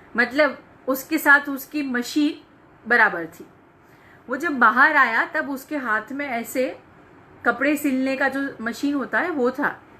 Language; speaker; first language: Hindi; non-native, local second language; Gujarati